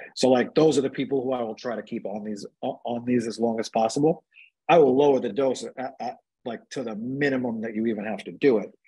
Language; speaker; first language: English; native; English